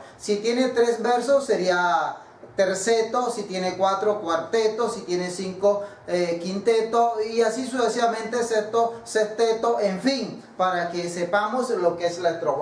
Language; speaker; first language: Spanish; native; Spanish